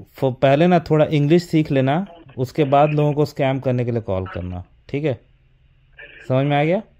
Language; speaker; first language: Hindi; native; Hindi